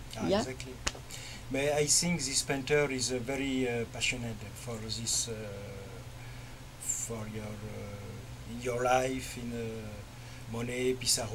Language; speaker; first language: English; non-native, learner; French